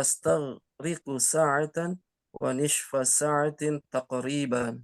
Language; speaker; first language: Arabic; non-native, learner; Indonesian